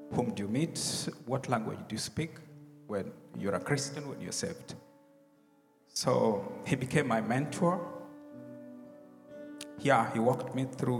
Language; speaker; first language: English; non-native, local second language; Luo (Kenya and Tanzania)